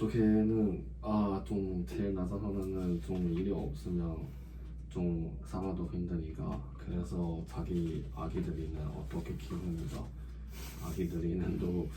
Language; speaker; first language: Korean; non-native, learner; Chinese